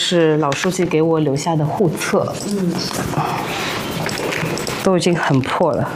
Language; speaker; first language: Chinese; native; Chinese